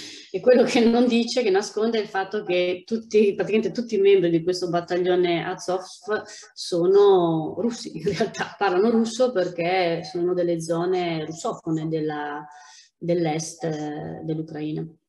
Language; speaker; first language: Italian; native; Italian